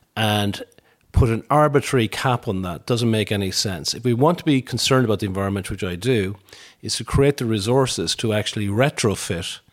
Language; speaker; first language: English; native; English